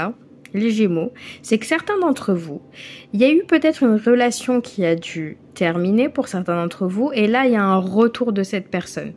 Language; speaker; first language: French; native; French